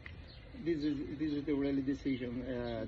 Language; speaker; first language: English; non-native, learner; Portuguese